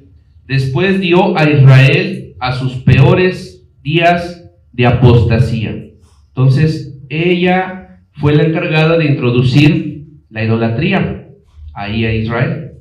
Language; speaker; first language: Spanish; native; Spanish